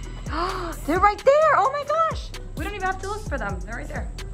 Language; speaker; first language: English; early bilingual, other home language; Spanish